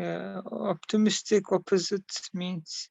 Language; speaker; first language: English; non-native, learner; Turkish